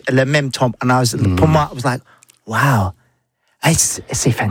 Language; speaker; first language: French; non-native, learner; English